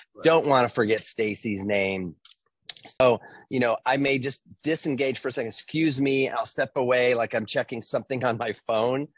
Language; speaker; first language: English; native; English